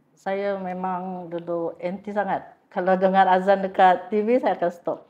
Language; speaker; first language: Malay; native; Malay